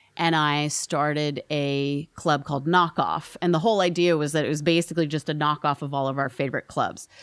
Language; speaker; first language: English; native; English